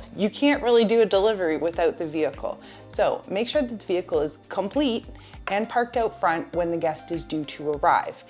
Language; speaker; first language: English; native; English